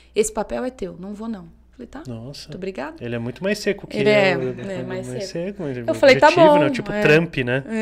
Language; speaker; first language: Portuguese; native; Portuguese